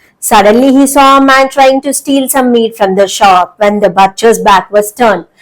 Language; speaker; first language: English; non-native, local second language; Telugu